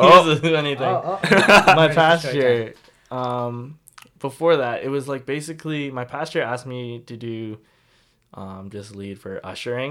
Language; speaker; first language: English; native; English